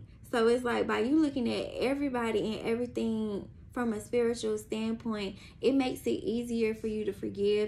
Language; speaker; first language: English; native; English